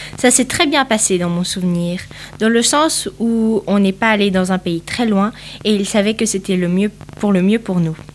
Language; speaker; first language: French; early bilingual, other home language; Portuguese